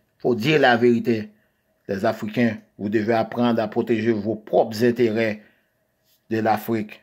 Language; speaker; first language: French; non-native, local second language; Haitian Creole